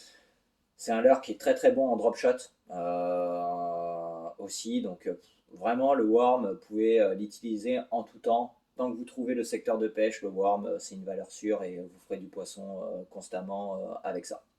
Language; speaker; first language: French; native; French